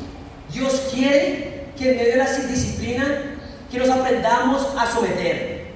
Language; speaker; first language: Spanish; native; Spanish